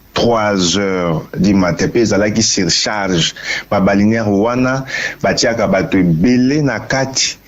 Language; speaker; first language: Lingala; native; Lingala